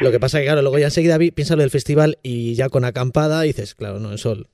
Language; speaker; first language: Spanish; native; Spanish